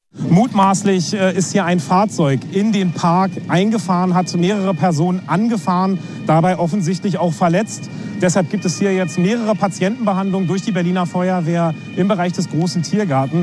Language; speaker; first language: German; native; German